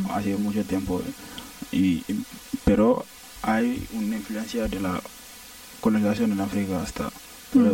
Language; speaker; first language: Spanish; non-native, learner; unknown